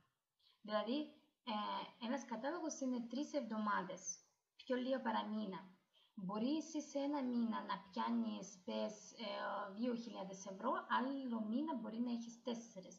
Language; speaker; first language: Greek; non-native, learner; Russian